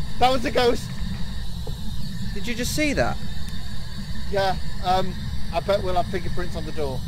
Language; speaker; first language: English; native; English